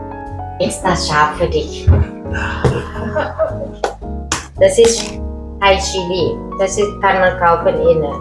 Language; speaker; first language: German; non-native, learner; Thai